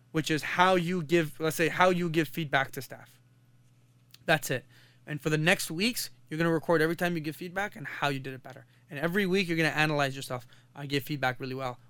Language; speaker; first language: English; non-native, fluent; Arabic